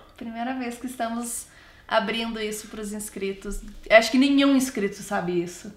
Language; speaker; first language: Portuguese; native; Portuguese